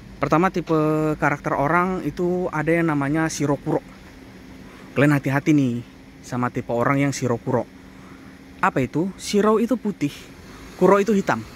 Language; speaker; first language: Indonesian; native; Indonesian